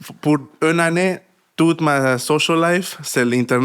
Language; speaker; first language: French; non-native, learner; Spanish